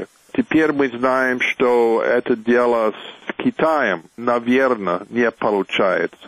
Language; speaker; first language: Russian; non-native, fluent; English